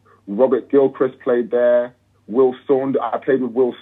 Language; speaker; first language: English; native; English